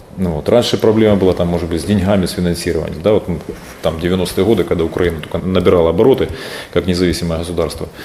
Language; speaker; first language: Russian; native; Russian